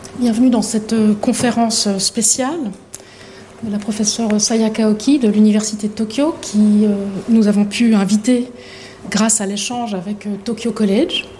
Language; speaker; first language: French; native; French